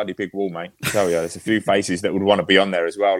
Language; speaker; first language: English; native; English